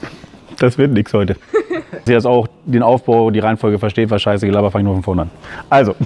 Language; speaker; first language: German; native; German